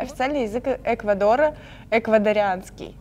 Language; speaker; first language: Russian; native; Russian